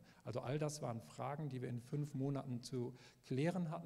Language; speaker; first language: German; native; German